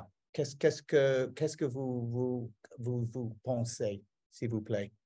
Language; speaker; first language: French; non-native, learner; English